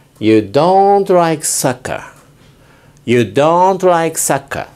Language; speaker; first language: English; non-native, fluent; Japanese